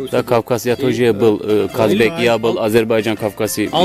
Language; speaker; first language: Russian; non-native, learner; Turkish